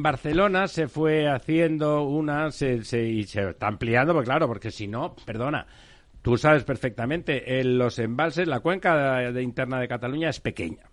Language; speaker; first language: Spanish; native; Spanish